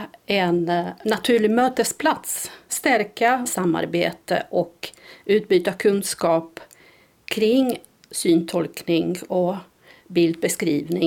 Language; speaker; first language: Swedish; non-native, fluent; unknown